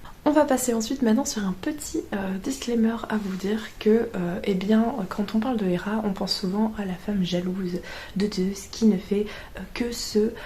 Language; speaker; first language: French; native; French